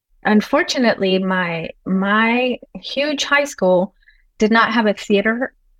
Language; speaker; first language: English; non-native, fluent; Spanish